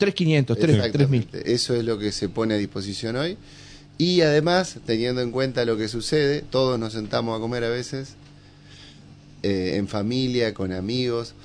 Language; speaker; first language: Spanish; native; Spanish